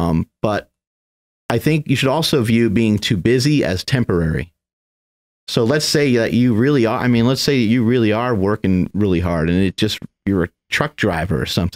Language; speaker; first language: English; native; English